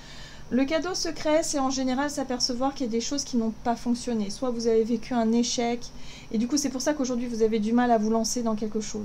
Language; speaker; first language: French; native; French